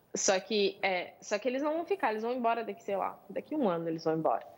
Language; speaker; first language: Portuguese; native; Portuguese